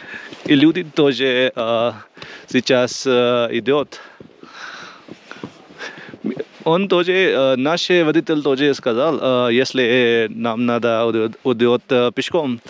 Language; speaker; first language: Russian; non-native, learner; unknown